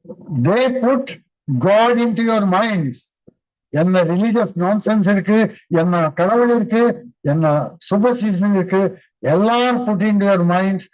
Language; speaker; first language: English; non-native, local second language; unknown